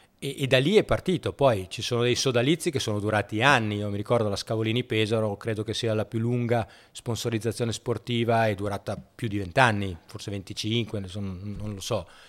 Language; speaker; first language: Italian; native; Italian